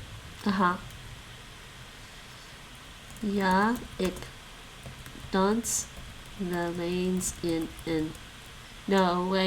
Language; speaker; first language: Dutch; non-native, learner; English